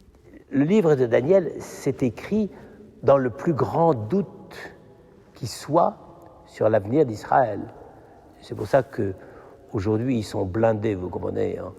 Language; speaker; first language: French; native; French